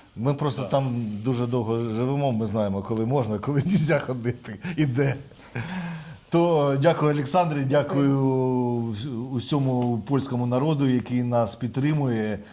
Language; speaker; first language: Ukrainian; native; Ukrainian